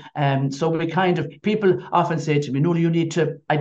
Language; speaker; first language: English; native; English